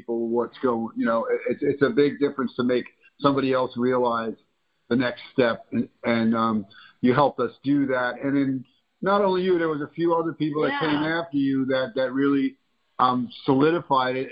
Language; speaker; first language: English; native; English